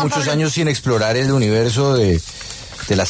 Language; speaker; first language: Spanish; native; Spanish